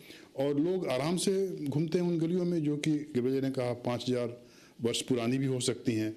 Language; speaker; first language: Hindi; native; Hindi